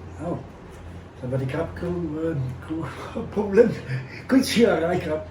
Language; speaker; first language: Thai; non-native, learner; Dutch